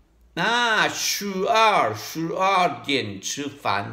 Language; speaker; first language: Chinese; non-native, learner; Italian